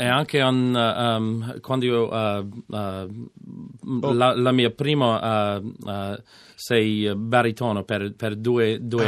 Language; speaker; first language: Italian; non-native, learner; English